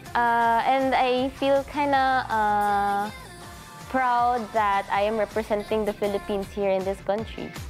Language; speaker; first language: English; non-native, local second language; Filipino